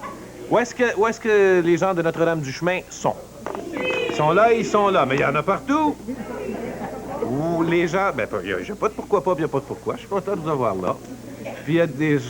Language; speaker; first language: French; native; French